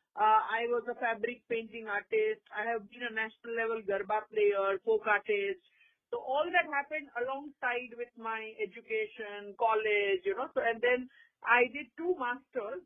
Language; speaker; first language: English; non-native, local second language; Gujarati